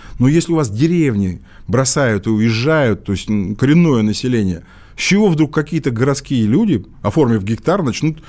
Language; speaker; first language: Russian; native; Russian